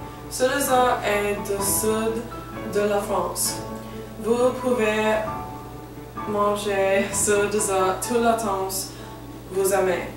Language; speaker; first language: French; non-native, learner; English